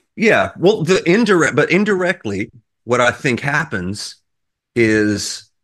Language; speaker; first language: English; native; English